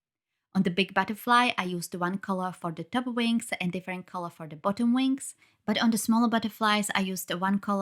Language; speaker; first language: English; non-native, fluent; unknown